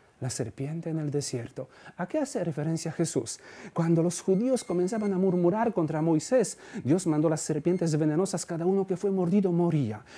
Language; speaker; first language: Spanish; non-native, fluent; Polish